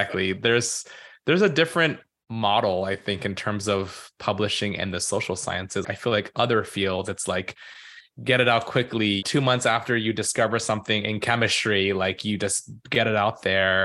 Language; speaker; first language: English; native; English